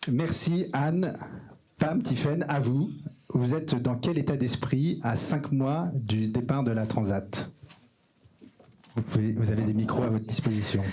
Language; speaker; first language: French; native; French